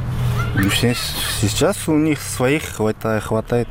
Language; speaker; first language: Russian; non-native, learner; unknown